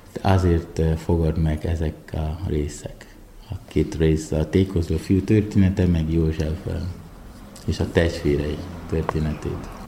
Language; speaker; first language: Hungarian; non-native, fluent; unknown